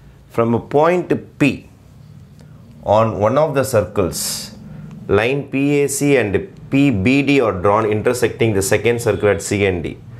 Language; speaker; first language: English; non-native, local second language; Tamil